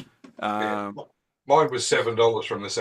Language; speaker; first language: English; native; English